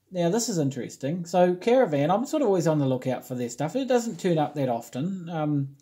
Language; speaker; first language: English; native; English